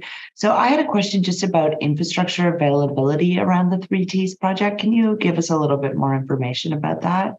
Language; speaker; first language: English; native; English